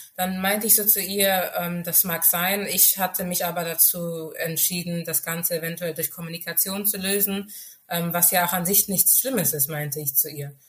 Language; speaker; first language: German; early bilingual, other home language; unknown